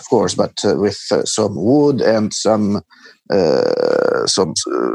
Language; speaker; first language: English; non-native, fluent; Albanian